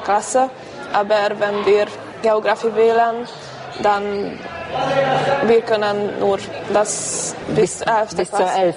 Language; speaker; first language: German; non-native, local second language; Hungarian